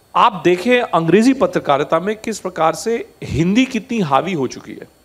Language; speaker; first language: Hindi; native; Hindi